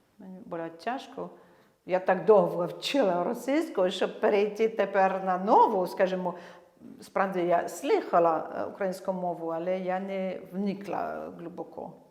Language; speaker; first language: Ukrainian; non-native, fluent; French